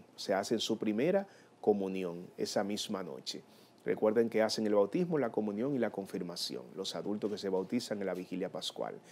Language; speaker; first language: Spanish; native; Spanish